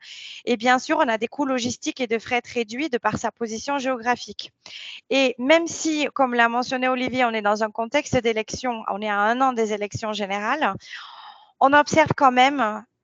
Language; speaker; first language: French; native; French